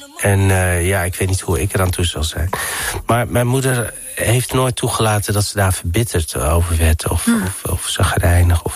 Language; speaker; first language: Dutch; early bilingual, other home language; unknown